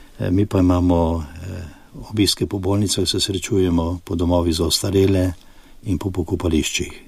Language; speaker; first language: Slovenian; native; Slovenian